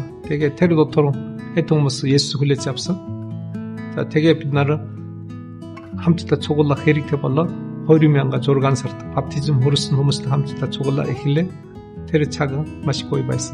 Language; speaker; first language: Mongolian; non-native, learner; English